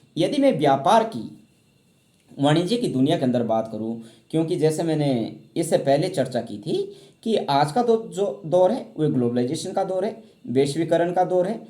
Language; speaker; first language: Hindi; native; Hindi